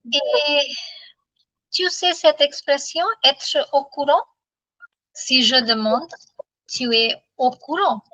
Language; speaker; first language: French; non-native, fluent; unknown